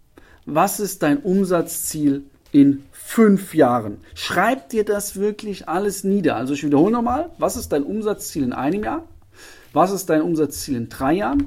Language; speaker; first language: German; native; German